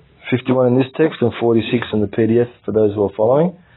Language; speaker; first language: English; native; English